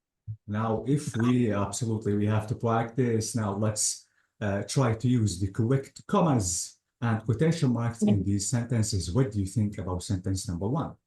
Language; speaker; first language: English; non-native, fluent; Arabic